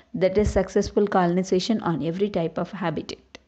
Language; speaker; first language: English; non-native, local second language; Tamil